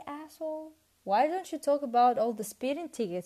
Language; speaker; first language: English; non-native, fluent; Russian